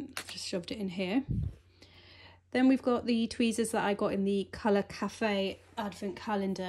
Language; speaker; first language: English; native; English